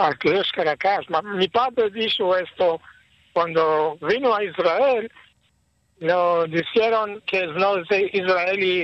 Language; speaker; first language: Spanish; early bilingual, heritage; Ladino